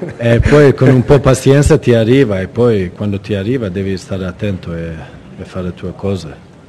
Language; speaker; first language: Italian; non-native, learner; Swedish